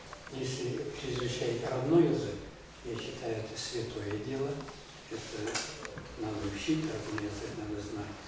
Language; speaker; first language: Russian; non-native, local second language; Tatar